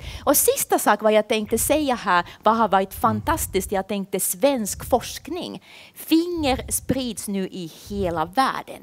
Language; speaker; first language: Swedish; non-native, fluent; Finnish